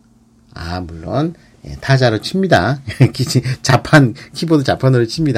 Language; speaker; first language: Korean; native; Korean